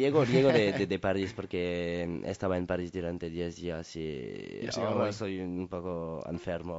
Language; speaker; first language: Spanish; non-native, learner; French